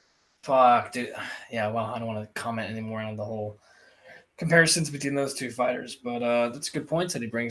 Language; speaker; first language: English; native; English